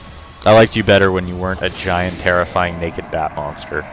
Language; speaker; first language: English; native; English